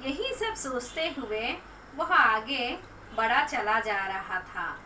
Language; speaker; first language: Hindi; non-native, local second language; Telugu